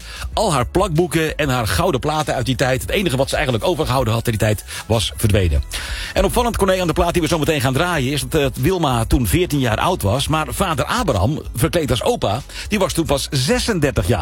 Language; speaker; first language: Dutch; native; Dutch